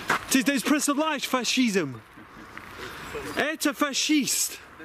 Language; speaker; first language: Russian; non-native, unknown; English